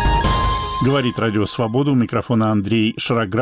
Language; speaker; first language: Russian; native; Russian